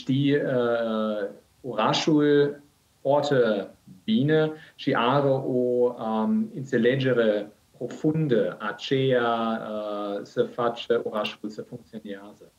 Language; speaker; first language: Romanian; non-native, learner; German